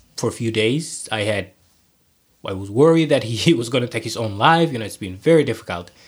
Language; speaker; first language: English; non-native, fluent; Somali